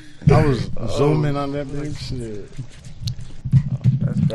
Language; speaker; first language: English; early bilingual, other home language; Spanish